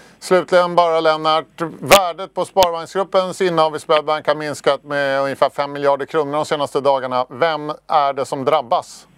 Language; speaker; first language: Swedish; native; Swedish